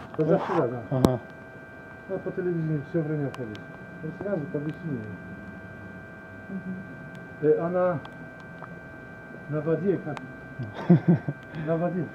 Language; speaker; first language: Russian; non-native, learner; Polish